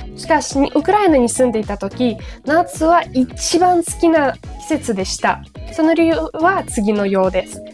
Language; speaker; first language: Japanese; non-native, fluent; Ukrainian